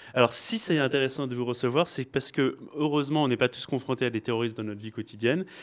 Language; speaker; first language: French; native; French